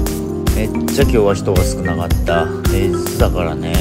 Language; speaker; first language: Japanese; native; Japanese